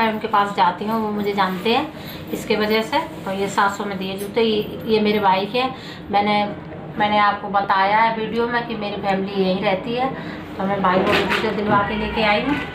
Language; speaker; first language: Hindi; native; Hindi